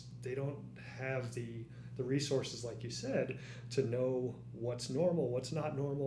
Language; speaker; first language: English; native; English